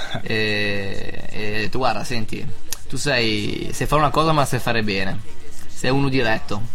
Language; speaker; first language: Italian; native; Italian